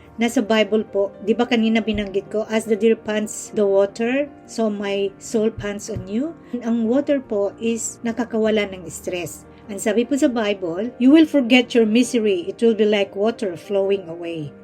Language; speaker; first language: English; non-native, local second language; Filipino